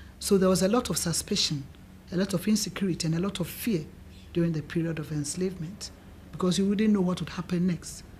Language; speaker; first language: English; non-native, local second language; Akan